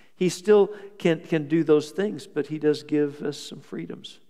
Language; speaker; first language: English; native; English